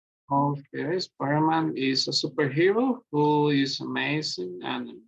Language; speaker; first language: English; non-native, learner; Spanish